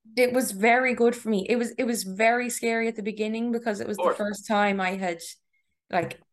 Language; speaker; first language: English; native; English